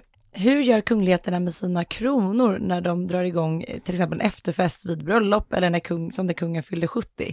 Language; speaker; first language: Swedish; native; Swedish